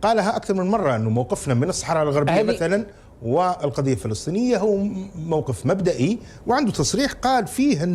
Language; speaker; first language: Arabic; native; Arabic